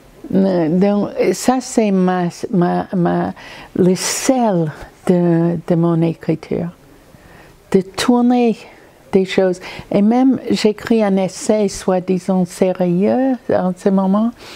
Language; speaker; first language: French; non-native, fluent; English